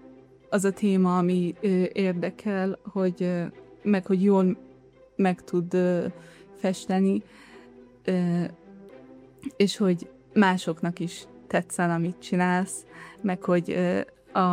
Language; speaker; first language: Hungarian; non-native, fluent; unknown